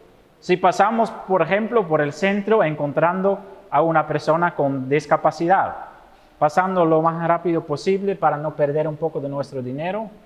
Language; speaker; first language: Spanish; non-native, fluent; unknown